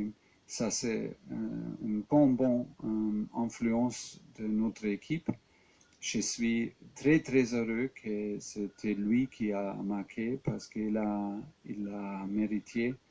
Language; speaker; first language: French; non-native, fluent; German